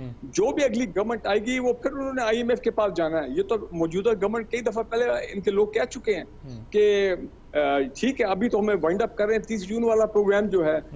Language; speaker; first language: Urdu; native; Urdu